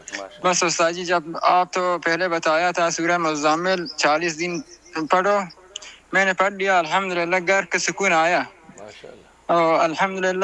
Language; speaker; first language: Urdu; non-native, learner; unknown